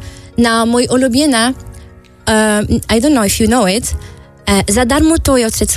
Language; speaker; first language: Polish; non-native, learner; Arabic